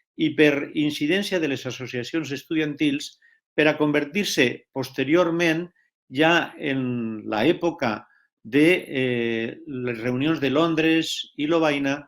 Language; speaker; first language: Catalan; non-native, local second language; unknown